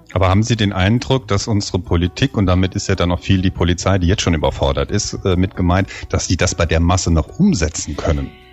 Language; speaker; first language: German; native; German